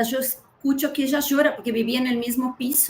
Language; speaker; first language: Spanish; early bilingual, heritage; Spanish